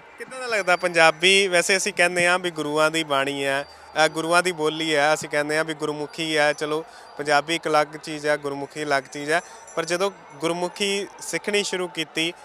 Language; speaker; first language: Punjabi; native; Punjabi